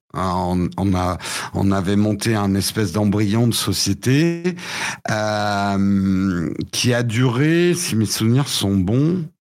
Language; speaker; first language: French; early bilingual, other home language; English